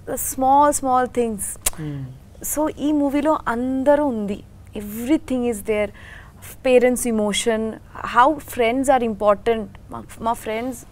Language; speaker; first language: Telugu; non-native, learner; Bangla